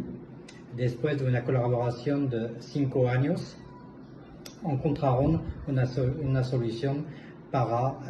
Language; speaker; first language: Spanish; non-native, fluent; French